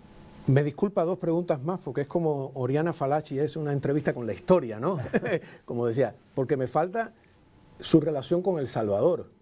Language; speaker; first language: Spanish; native; Spanish